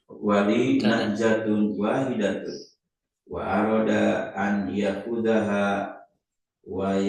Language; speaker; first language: Arabic; non-native, learner; Indonesian